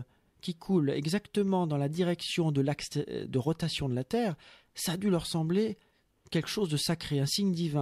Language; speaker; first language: French; native; French